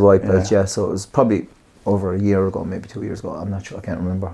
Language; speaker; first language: English; native; English